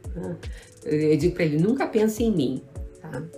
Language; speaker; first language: Portuguese; native; Portuguese